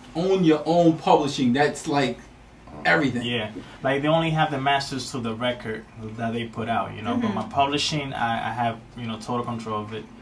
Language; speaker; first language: English; native; English